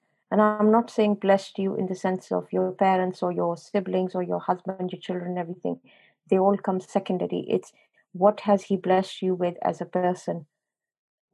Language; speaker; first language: English; non-native, local second language; Urdu